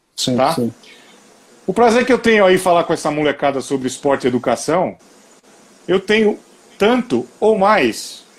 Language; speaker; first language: Portuguese; native; Portuguese